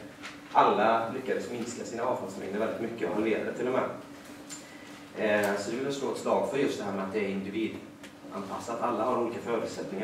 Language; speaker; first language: Swedish; native; Swedish